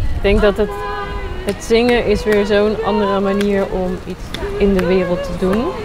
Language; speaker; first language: Dutch; native; Dutch